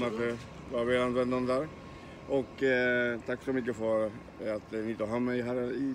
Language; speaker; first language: Swedish; non-native, learner; Spanish